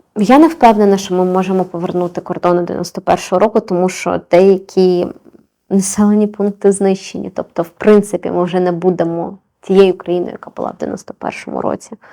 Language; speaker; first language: Ukrainian; native; Ukrainian